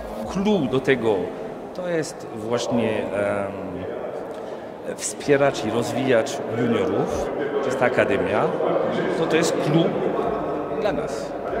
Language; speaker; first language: Polish; non-native, fluent; French